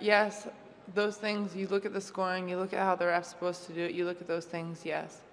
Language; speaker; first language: English; native; English